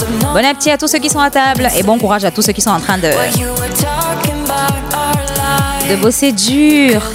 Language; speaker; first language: French; native; French